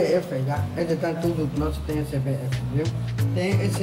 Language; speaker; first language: Portuguese; non-native, learner; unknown